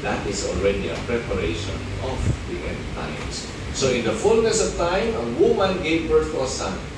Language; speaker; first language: English; non-native, local second language; Filipino